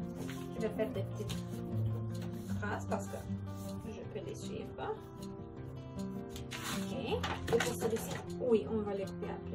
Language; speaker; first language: French; non-native, fluent; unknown